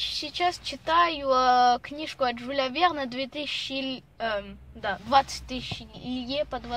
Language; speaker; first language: Russian; early bilingual, heritage; Russian